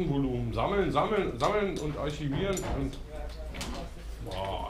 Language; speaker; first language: German; native; German